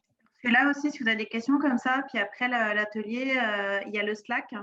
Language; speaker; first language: French; native; French